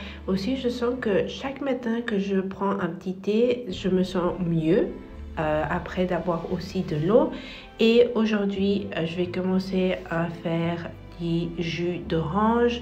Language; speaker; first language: French; non-native, fluent; Spanish